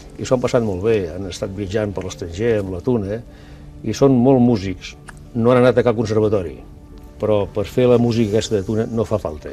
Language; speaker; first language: Catalan; non-native, local second language; Basque